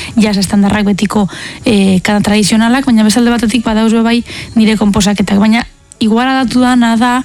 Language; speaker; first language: Basque; native; Basque